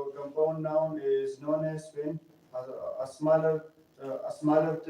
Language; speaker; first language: English; non-native, learner; Pashto